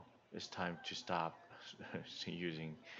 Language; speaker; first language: English; non-native, learner; Korean